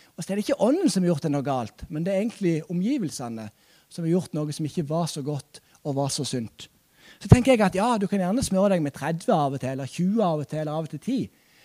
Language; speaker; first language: Norwegian; native; Norwegian